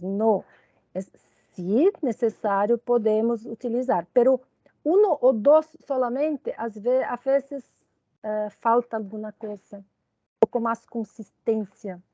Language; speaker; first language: Spanish; non-native, fluent; Portuguese